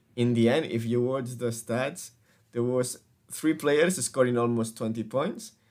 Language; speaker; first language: English; non-native, fluent; Spanish